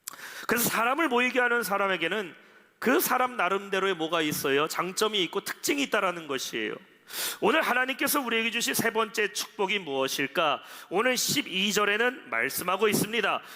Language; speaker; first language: Korean; native; Korean